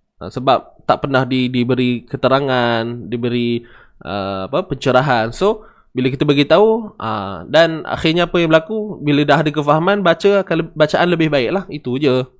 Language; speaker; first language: Malay; native; Malay